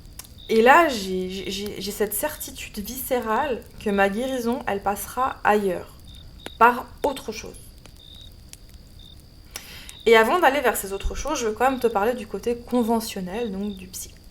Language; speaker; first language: French; native; French